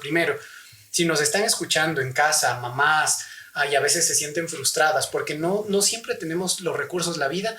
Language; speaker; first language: Spanish; native; Spanish